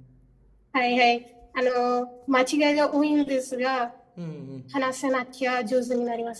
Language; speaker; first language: Japanese; non-native, learner; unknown